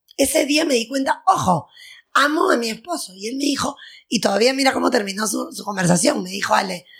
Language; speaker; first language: Spanish; native; Spanish